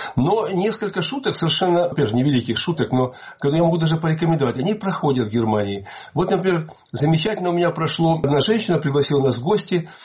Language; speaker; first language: Russian; native; Russian